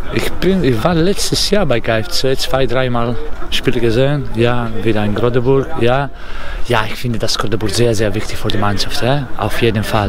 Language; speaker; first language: German; non-native, learner; Greek